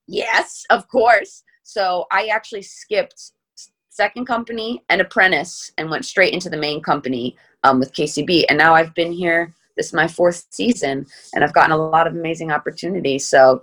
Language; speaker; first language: English; native; English